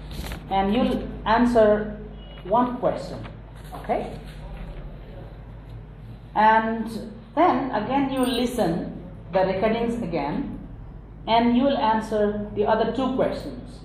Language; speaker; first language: English; non-native, local second language; Nepali